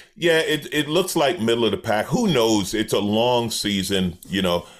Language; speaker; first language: English; native; English